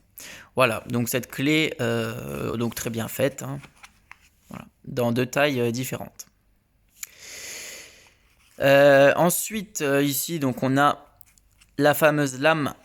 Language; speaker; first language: French; native; French